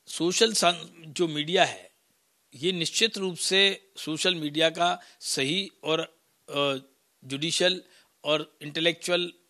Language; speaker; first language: Hindi; native; Hindi